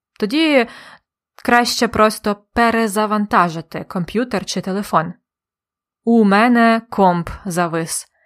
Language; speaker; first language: Ukrainian; native; Ukrainian